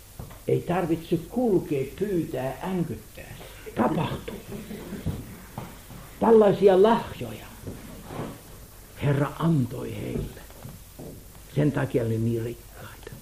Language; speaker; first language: Finnish; non-native, fluent; German